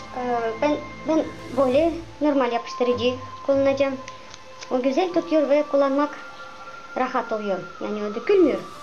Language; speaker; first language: Turkish; non-native, learner; Russian